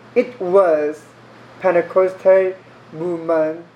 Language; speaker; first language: English; non-native, learner; Korean